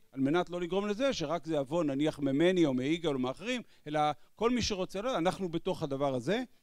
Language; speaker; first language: Hebrew; native; Hebrew